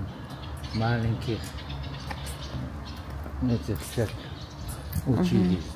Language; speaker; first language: Russian; non-native, learner; Uzbek